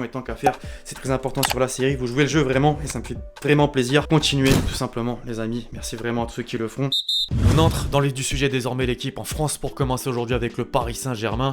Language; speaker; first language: French; native; French